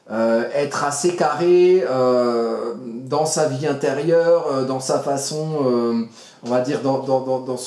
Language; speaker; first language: French; native; French